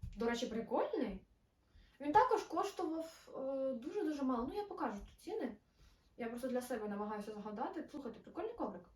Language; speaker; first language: Ukrainian; non-native, local second language; Russian